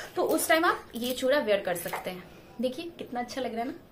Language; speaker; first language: Hindi; native; Hindi